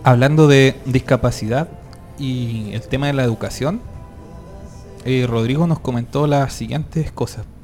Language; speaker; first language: Spanish; native; Spanish